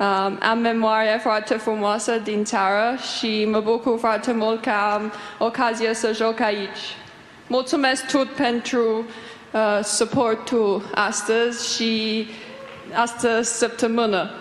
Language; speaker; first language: Romanian; early bilingual, heritage; English